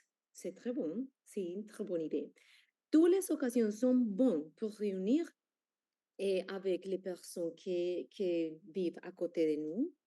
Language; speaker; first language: French; non-native, fluent; Spanish